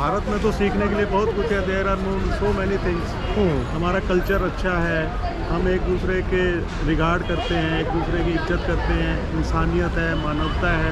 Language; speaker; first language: Hindi; native; Hindi